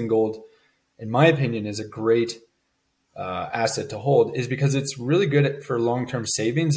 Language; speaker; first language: English; native; English